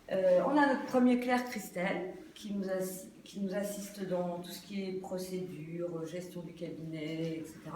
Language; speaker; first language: French; native; French